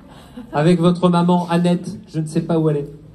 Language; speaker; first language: French; native; French